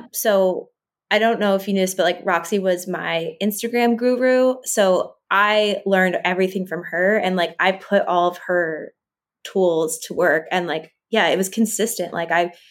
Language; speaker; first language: English; native; English